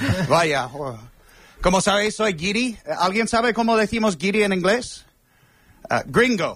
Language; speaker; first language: Spanish; non-native, fluent; English